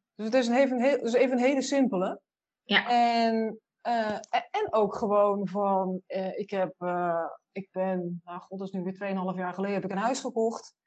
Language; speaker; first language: Dutch; native; Dutch